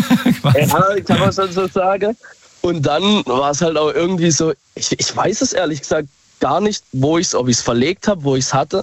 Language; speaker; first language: German; native; German